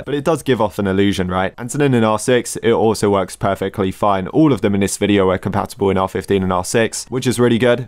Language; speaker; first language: English; native; English